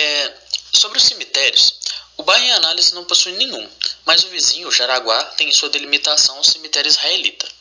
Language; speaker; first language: Portuguese; native; Portuguese